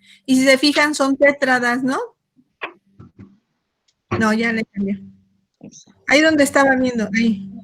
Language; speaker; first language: Spanish; native; Spanish